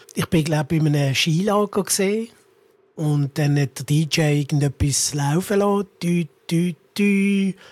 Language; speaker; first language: German; early bilingual, other home language; Italian